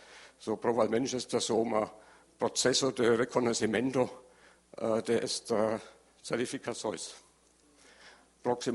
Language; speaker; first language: Portuguese; non-native, learner; German